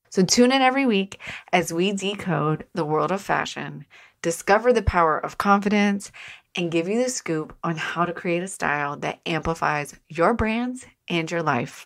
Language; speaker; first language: English; native; English